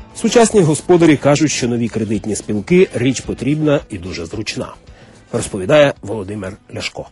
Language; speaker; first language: Ukrainian; native; Ukrainian